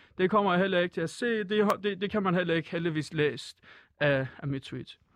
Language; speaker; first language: Danish; non-native, fluent; Persian